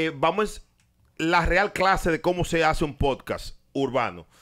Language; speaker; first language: Spanish; native; Spanish